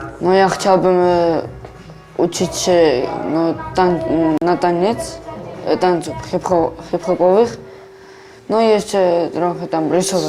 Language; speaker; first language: Polish; early bilingual, other home language; Georgian